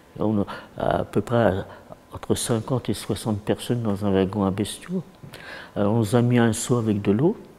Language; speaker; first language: French; early bilingual, other home language; Yiddish